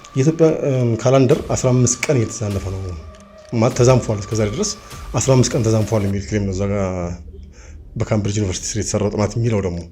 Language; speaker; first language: Amharic; native; Amharic